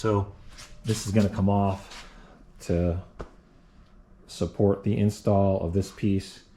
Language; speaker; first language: English; native; English